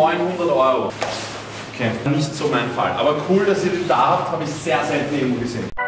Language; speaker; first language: German; native; German